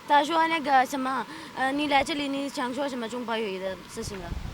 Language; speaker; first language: Chinese; non-native, fluent; Urdu